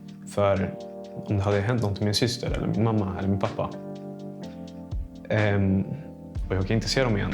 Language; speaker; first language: Swedish; non-native, fluent; Spanish